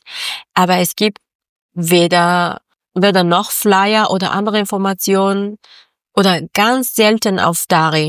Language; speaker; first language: German; non-native, learner; Persian